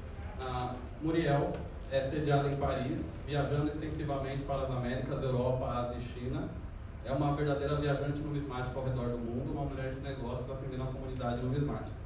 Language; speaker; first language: Portuguese; native; Portuguese